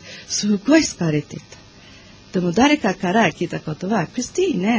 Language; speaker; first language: Japanese; non-native, learner; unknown